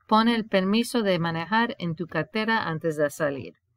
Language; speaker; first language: Spanish; non-native, fluent; English